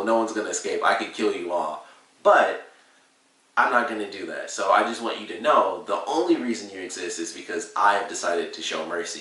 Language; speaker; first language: English; native; English